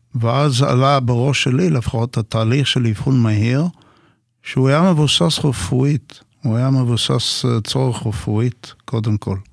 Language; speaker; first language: Hebrew; non-native, fluent; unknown